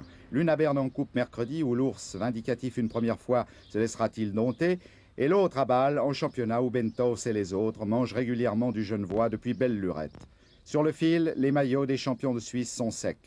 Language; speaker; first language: French; native; French